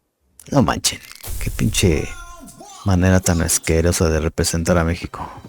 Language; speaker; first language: Spanish; native; Spanish